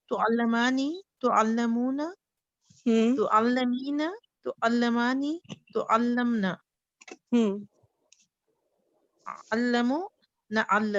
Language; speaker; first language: Arabic; non-native, learner; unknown